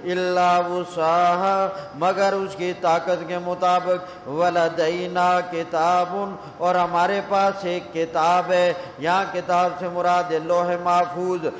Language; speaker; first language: Urdu; non-native, local second language; Punjabi